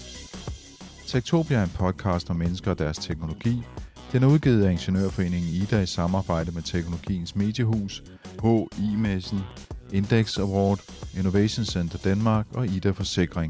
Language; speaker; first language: Danish; native; Danish